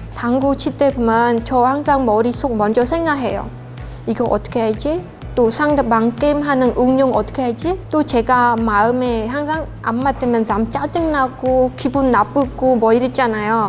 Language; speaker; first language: Korean; non-native, learner; Khmer